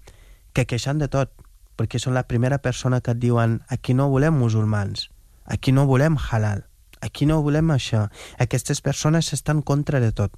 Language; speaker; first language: Catalan; non-native, fluent; Wolof